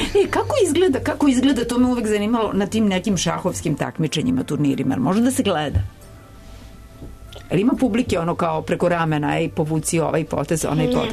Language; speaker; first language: Serbian; native; Serbian